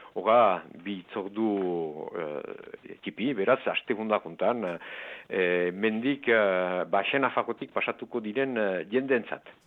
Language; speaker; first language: Basque; native; Basque